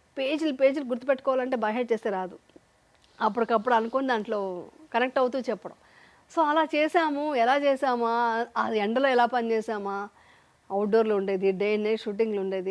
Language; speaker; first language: Telugu; native; Telugu